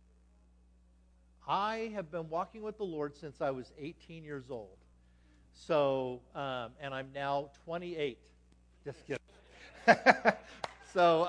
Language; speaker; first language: English; native; English